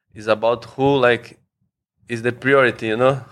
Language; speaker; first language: English; non-native, learner; Portuguese